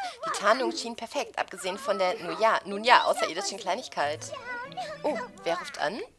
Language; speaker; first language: German; native; German